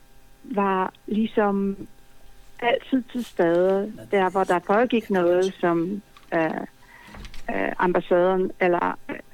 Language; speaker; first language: Danish; non-native, fluent; Polish